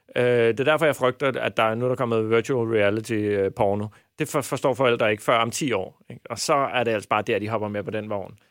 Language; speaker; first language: Danish; native; Danish